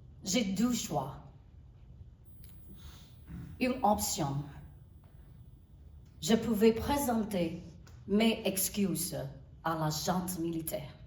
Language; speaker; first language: French; non-native, learner; Burmese